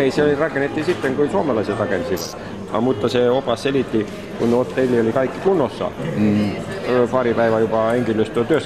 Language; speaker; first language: Finnish; non-native, learner; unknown